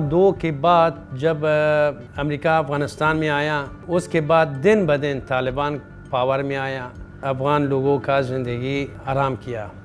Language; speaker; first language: Hindi; non-native, fluent; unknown